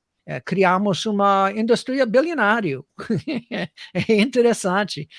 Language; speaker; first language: Portuguese; non-native, fluent; English